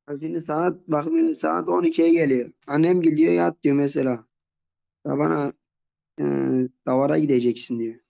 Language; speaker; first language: Turkish; native; Turkish